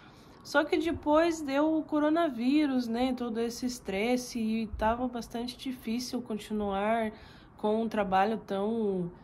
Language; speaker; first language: Portuguese; non-native, fluent; Russian